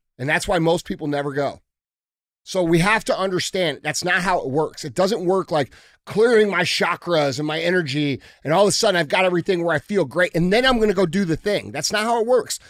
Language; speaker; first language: English; native; English